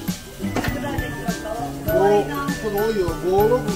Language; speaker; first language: Japanese; native; Japanese